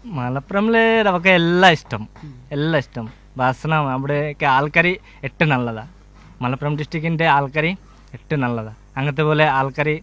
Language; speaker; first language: Malayalam; non-native, local second language; Bangla